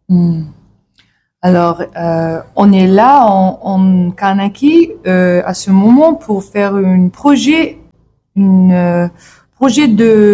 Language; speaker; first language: French; non-native, learner; English